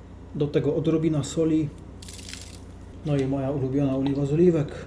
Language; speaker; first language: Polish; native; Polish